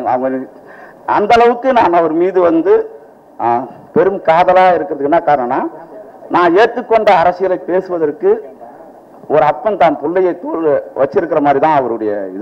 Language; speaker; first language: Tamil; native; Tamil